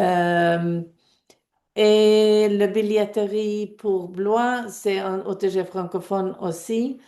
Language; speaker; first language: French; non-native, fluent; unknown